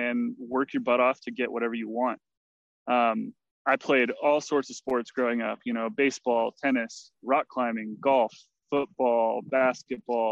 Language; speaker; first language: English; native; English